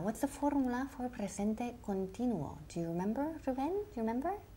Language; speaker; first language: English; native; English